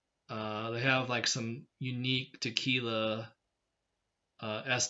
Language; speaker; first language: English; native; English